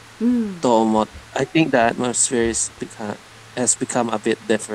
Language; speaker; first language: English; non-native, learner; Spanish